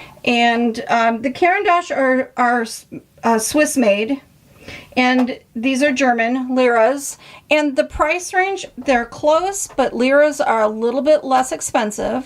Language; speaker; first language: English; native; English